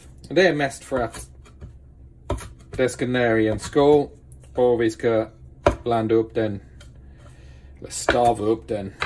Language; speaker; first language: Swedish; non-native, fluent; English